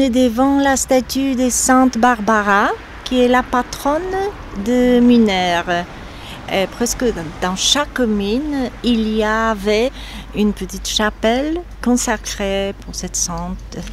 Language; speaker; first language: French; non-native, fluent; Polish